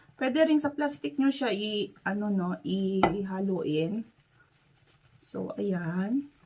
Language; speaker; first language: Filipino; native; Filipino